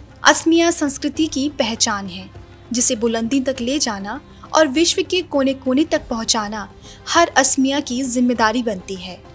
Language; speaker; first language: Hindi; native; Hindi